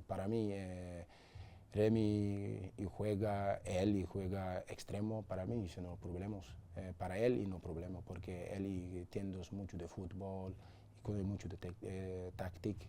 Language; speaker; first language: Spanish; non-native, learner; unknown